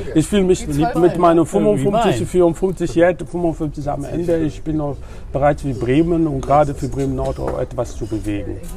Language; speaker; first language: German; non-native, learner; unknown